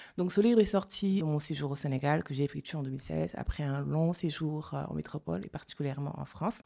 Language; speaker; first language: French; non-native, local second language; Fula